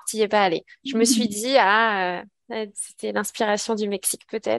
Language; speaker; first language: French; native; French